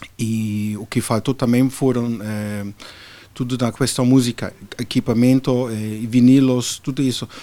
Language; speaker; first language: Portuguese; non-native, fluent; German